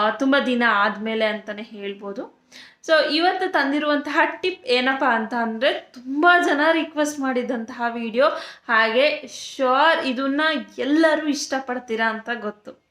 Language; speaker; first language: Kannada; native; Kannada